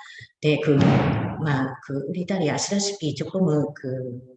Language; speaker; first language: Korean; non-native, fluent; Japanese